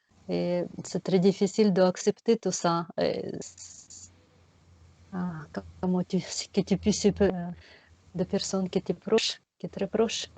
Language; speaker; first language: French; non-native, fluent; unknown